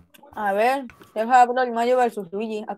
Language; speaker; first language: Spanish; native; Spanish